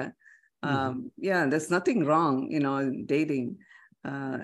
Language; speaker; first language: English; non-native, local second language; Tamil